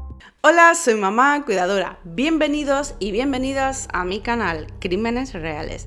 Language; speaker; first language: Spanish; native; Spanish